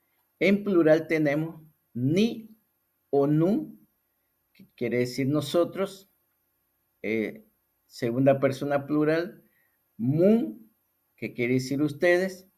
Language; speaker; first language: Spanish; non-native, local second language; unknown